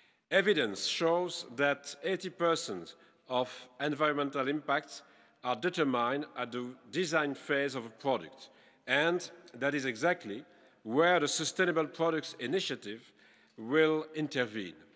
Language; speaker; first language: English; non-native, fluent; French